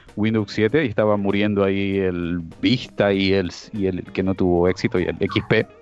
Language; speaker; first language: Spanish; native; Spanish